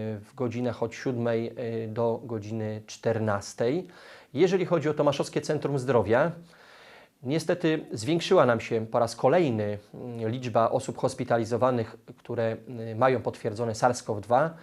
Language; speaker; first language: Polish; native; Polish